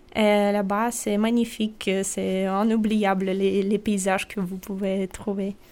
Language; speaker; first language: French; non-native, fluent; Russian